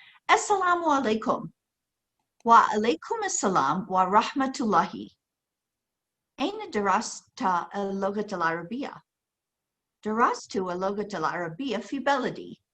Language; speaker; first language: Arabic; non-native, fluent; English